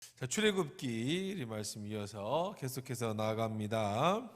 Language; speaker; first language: Korean; native; Korean